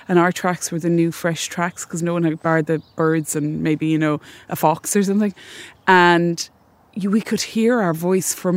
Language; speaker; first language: English; native; English